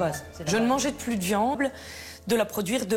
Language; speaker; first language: French; native; French